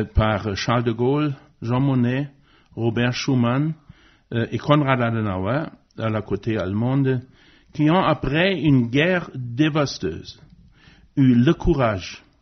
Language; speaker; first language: French; non-native, fluent; German